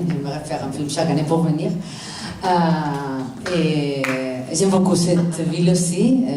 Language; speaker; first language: French; non-native, fluent; Spanish